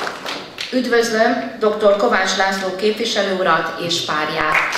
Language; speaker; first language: Hungarian; native; Hungarian